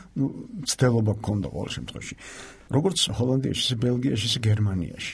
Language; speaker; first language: Georgian; native; Georgian